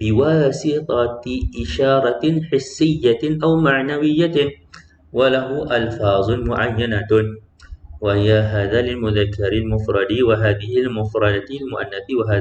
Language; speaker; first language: Arabic; non-native, fluent; Malay